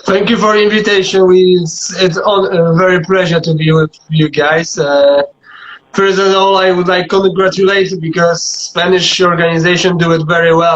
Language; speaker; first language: English; non-native, learner; Polish